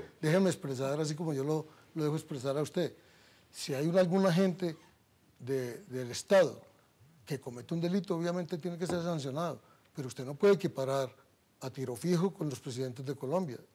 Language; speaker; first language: Spanish; native; Spanish